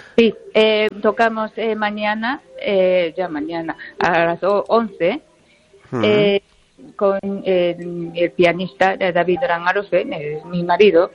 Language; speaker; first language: Spanish; non-native, learner; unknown